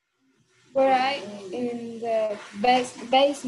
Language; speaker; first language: English; non-native, learner; Spanish